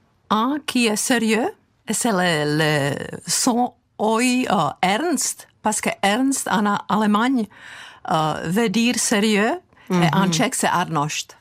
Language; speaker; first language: French; non-native, fluent; Czech